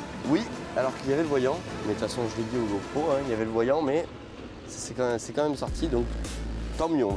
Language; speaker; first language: French; native; French